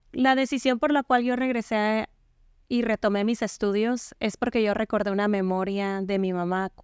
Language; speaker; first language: Spanish; non-native, local second language; Mixtepec Mixtec